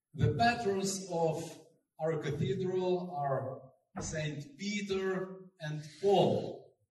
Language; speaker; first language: English; non-native, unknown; Ukrainian